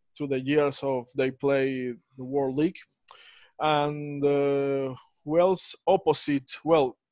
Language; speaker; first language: English; non-native, fluent; Spanish